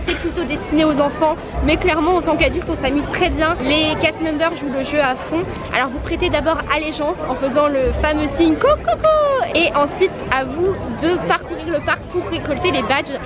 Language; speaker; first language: French; native; French